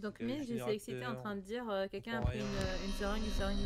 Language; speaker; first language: French; native; French